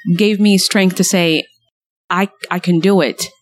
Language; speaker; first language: English; early bilingual, other home language; Somali